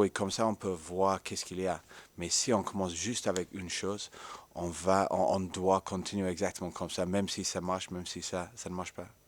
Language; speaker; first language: French; non-native, fluent; English